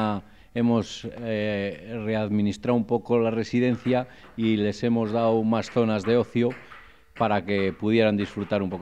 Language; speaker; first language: Spanish; native; Spanish